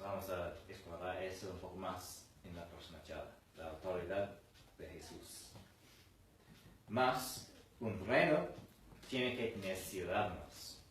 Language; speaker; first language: Spanish; non-native, fluent; English